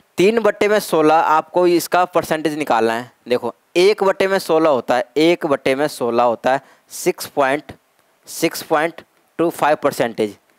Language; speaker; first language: Hindi; native; Hindi